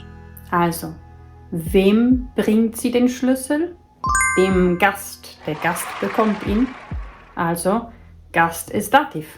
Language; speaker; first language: German; non-native, fluent; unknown